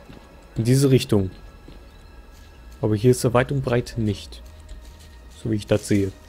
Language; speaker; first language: German; native; German